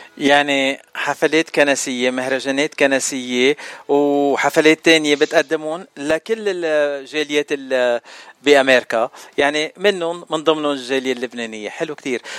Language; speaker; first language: Arabic; native; Arabic